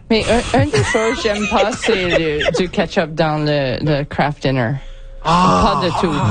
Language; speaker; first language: French; non-native, learner; English